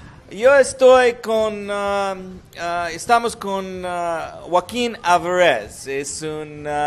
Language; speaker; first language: Spanish; non-native, learner; English